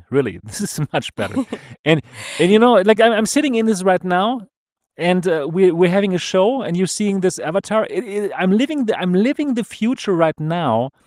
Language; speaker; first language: English; non-native, fluent; German